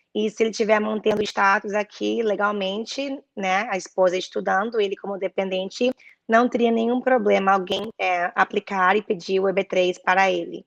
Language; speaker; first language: Portuguese; early bilingual, heritage; Portuguese